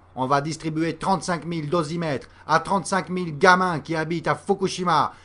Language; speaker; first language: French; native; French